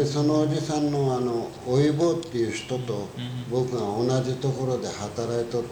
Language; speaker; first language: Japanese; native; Japanese